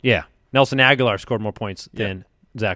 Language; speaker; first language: English; native; English